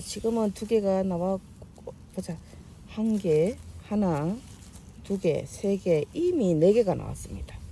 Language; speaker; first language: Korean; native; Korean